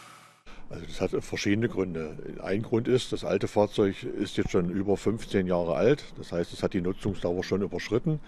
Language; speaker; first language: German; native; German